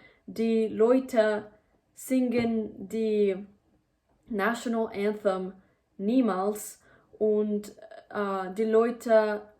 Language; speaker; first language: German; non-native, learner; Spanish